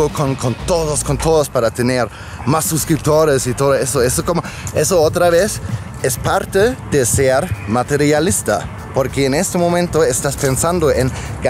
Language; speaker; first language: Spanish; non-native, fluent; German